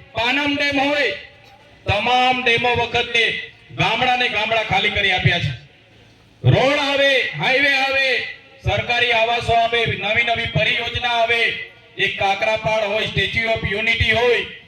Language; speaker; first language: Gujarati; non-native, local second language; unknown